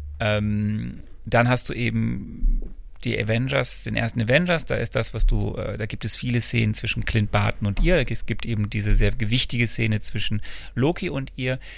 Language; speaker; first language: German; native; German